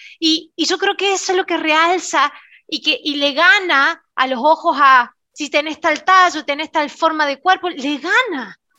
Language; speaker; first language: Spanish; native; Spanish